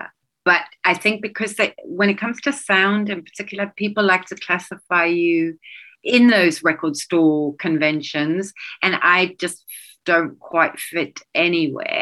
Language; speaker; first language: English; native; English